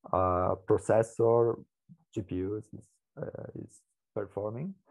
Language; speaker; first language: English; non-native, fluent; Italian